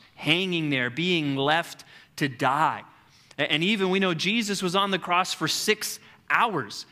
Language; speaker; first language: English; native; English